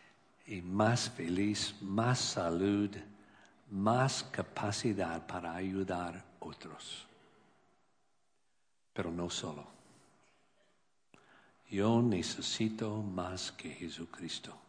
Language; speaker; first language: Spanish; non-native, learner; English